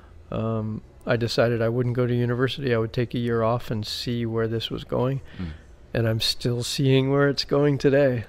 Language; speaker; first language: English; native; English